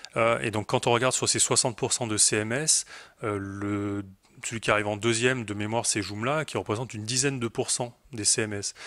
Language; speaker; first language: French; native; French